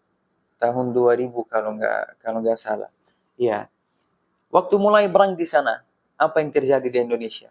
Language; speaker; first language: Indonesian; non-native, fluent; Arabic